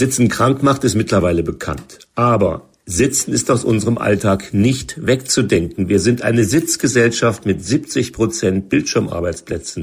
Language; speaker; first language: German; native; German